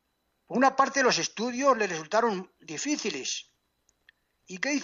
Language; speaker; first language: Spanish; native; Spanish